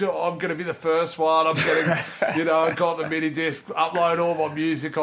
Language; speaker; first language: English; native; English